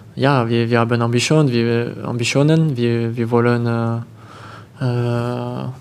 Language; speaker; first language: German; non-native, learner; French